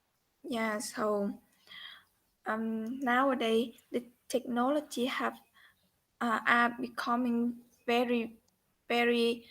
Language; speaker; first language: English; non-native, learner; Vietnamese